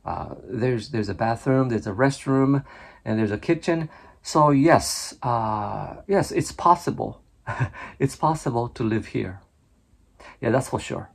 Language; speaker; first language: English; non-native, fluent; Japanese